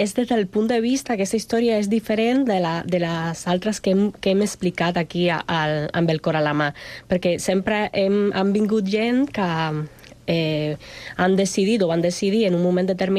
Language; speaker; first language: Catalan; non-native, fluent; Spanish